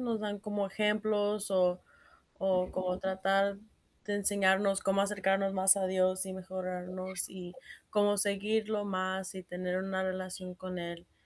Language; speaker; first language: Spanish; early bilingual, heritage; Spanish